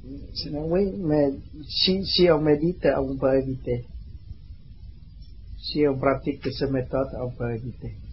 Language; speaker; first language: French; non-native, learner; Vietnamese